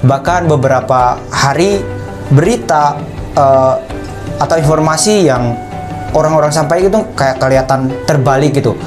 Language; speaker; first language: Indonesian; non-native, local second language; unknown